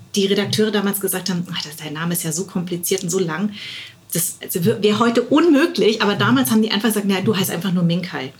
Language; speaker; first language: German; native; German